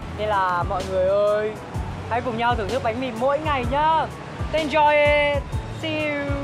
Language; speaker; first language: Vietnamese; native; Vietnamese